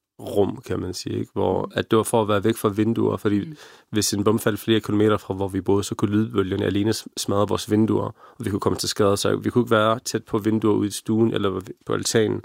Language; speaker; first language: Danish; early bilingual, other home language; Arabic